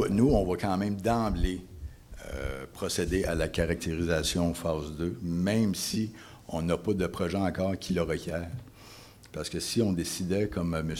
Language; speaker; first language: French; native; French